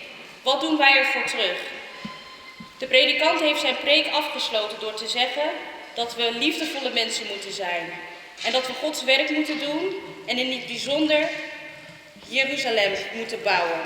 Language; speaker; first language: Dutch; early bilingual, other home language; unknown